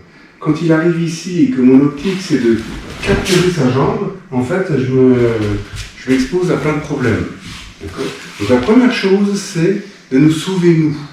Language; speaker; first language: French; native; French